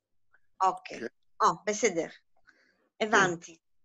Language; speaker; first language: Hebrew; non-native, learner; Russian